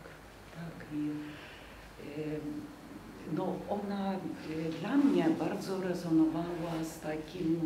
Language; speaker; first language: Polish; non-native, fluent; Lithuanian